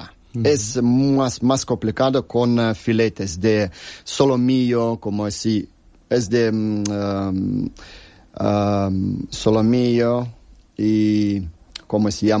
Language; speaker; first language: Spanish; non-native, learner; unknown